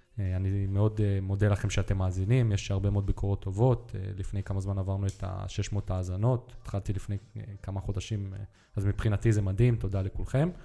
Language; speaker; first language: Hebrew; native; Hebrew